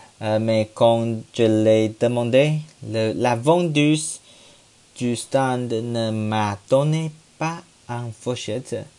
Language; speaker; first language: French; non-native, learner; Chinese